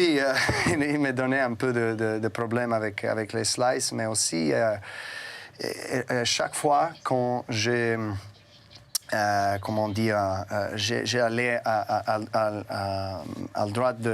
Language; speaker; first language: French; non-native, fluent; Serbian